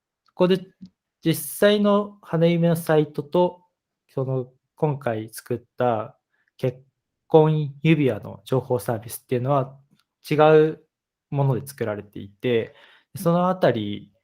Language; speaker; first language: Japanese; native; Japanese